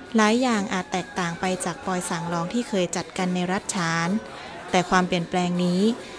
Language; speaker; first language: Thai; native; Thai